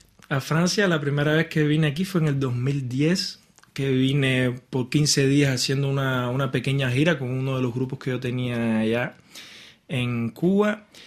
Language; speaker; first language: Spanish; native; Spanish